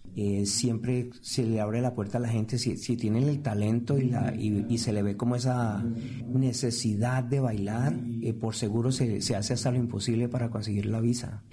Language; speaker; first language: Spanish; native; Spanish